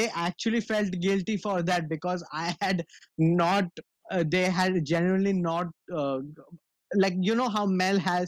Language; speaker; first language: English; non-native, local second language; Bangla